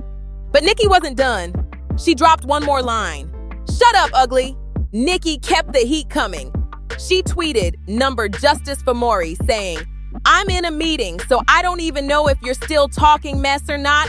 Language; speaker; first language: English; native; English